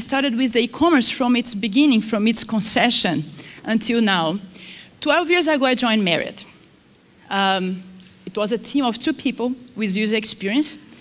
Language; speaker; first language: English; non-native, fluent; Portuguese